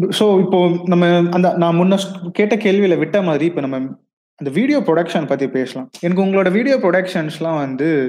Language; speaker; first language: Tamil; native; Tamil